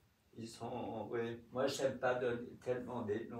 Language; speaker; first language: French; native; French